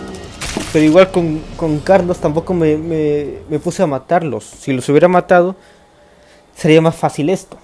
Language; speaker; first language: Spanish; native; Spanish